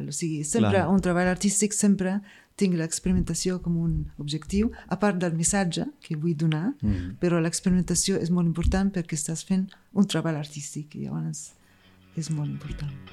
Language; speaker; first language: Catalan; non-native, fluent; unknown